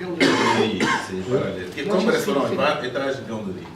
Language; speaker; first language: French; non-native, local second language; Arabic